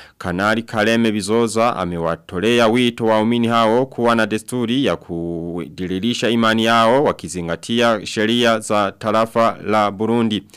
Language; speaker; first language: Swahili; non-native, local second language; Rundi